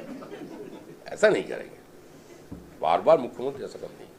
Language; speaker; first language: Hindi; non-native, local second language; Bangla